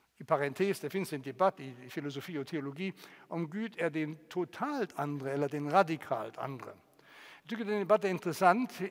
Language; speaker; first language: Swedish; non-native, fluent; German